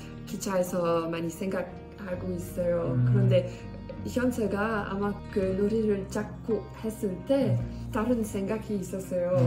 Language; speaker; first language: Korean; non-native, learner; English